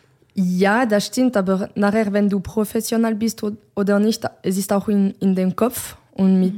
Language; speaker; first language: German; non-native, learner; French